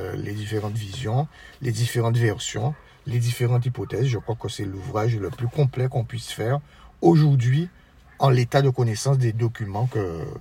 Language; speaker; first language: French; native; French